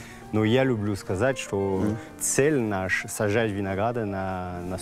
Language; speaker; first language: Russian; non-native, fluent; French